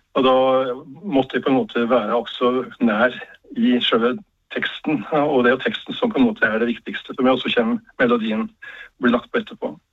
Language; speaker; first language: Norwegian; native; Norwegian